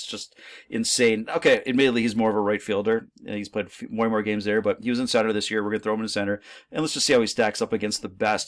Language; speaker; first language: English; native; English